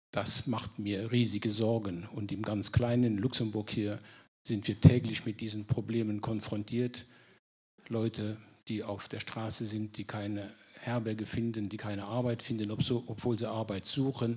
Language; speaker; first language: German; non-native, local second language; Luxembourgish